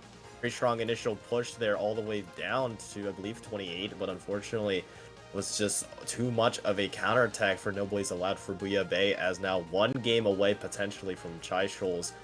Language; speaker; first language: English; native; English